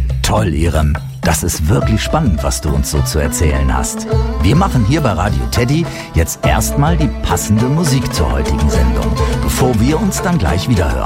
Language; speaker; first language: German; native; German